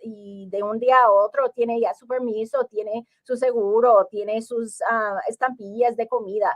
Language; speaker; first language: Spanish; early bilingual, heritage; English